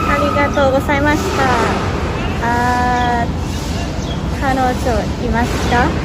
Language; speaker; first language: Japanese; non-native, learner; Thai